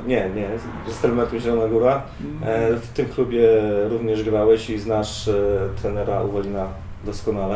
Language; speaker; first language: Polish; native; Polish